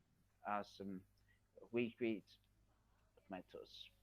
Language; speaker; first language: English; non-native, learner; Vietnamese